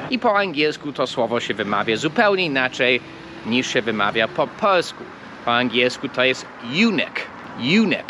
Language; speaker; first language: Polish; non-native, fluent; English